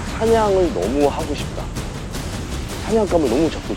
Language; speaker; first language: Korean; native; Korean